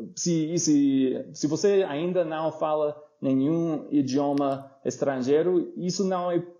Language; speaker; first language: Portuguese; non-native, fluent; English